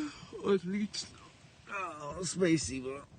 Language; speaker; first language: Russian; non-native, learner; English